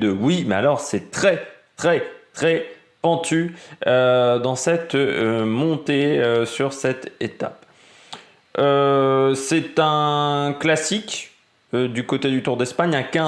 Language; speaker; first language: French; native; French